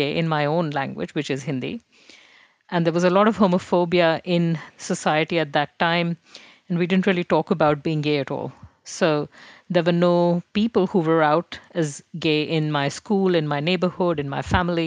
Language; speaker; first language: English; non-native, local second language; Hindi